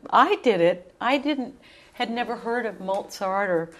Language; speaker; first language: English; native; English